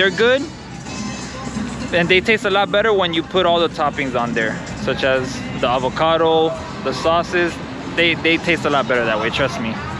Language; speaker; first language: English; native; English